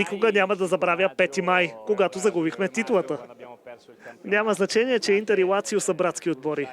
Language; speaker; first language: Bulgarian; non-native, fluent; Italian